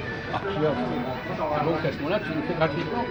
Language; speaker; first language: French; native; French